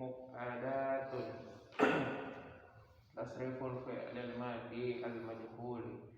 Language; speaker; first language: Arabic; non-native, learner; Indonesian